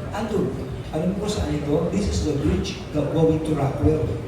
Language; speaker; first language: English; non-native, local second language; Filipino